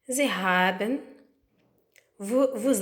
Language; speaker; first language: German; non-native, learner; Arabic